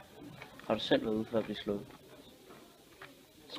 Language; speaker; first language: Danish; native; Danish